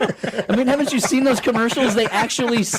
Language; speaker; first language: English; native; English